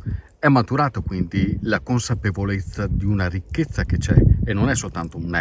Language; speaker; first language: Italian; native; Italian